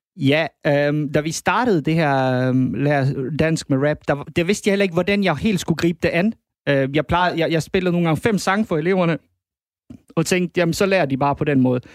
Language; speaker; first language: Danish; early bilingual, other home language; Bosnian